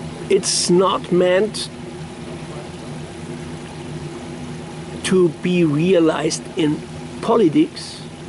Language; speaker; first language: English; non-native, learner; German